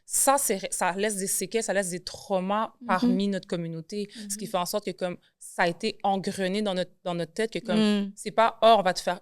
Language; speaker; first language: French; native; French